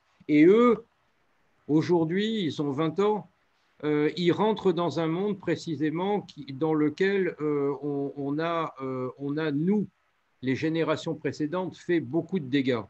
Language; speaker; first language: French; native; French